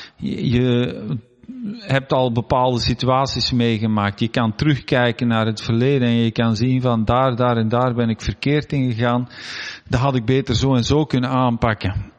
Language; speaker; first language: Dutch; native; Dutch